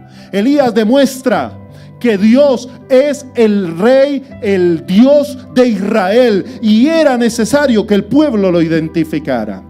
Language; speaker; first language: Spanish; native; Spanish